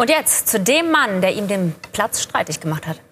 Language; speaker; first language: German; native; German